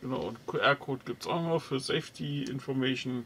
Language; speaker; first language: German; native; German